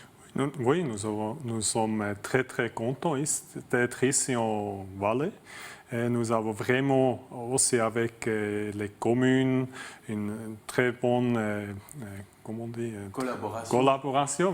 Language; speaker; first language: French; non-native, learner; German